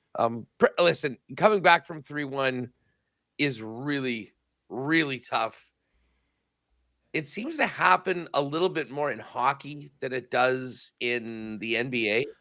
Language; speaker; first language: English; native; English